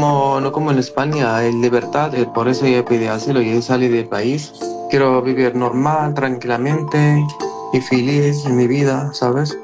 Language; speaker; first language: Spanish; non-native, learner; Arabic